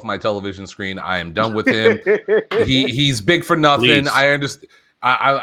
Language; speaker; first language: English; native; English